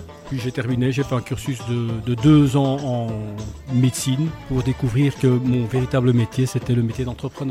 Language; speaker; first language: French; early bilingual, other home language; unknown